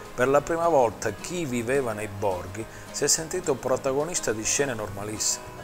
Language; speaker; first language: Italian; native; Italian